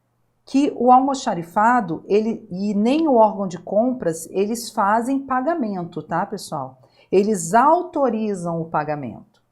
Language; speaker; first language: Portuguese; native; Portuguese